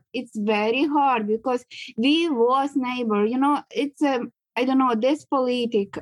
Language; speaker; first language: English; non-native, learner; Ukrainian